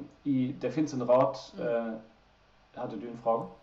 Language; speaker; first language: Swedish; non-native, fluent; German